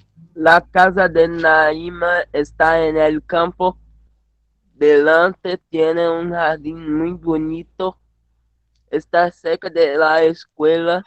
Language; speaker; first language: Spanish; non-native, learner; Portuguese